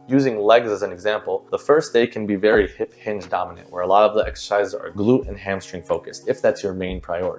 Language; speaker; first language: English; native; English